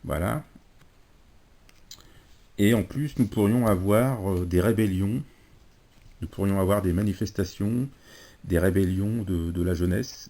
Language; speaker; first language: French; native; French